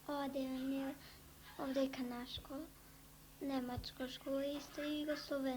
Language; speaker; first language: Macedonian; early bilingual, heritage; Macedonian